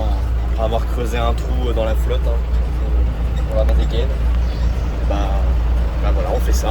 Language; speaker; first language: French; native; French